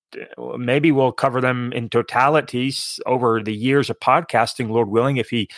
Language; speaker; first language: English; native; English